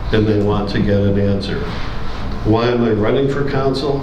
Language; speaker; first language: English; native; English